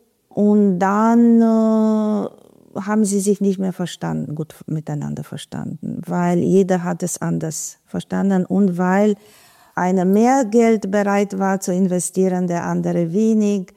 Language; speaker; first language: German; non-native, fluent; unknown